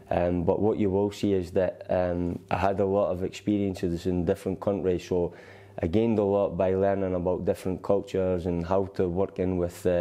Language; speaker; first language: English; native; English